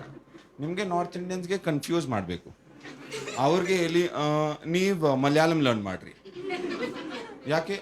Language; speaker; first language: Kannada; non-native, learner; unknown